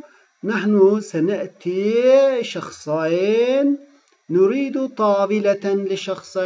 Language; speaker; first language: Arabic; non-native, fluent; Turkish